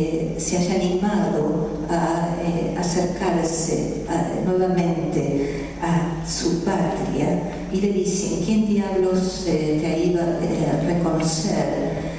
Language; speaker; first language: Spanish; native; Spanish